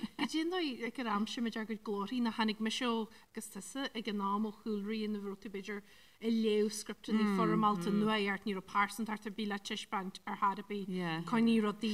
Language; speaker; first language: Irish; native; Irish